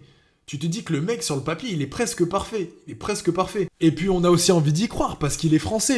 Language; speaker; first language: French; native; French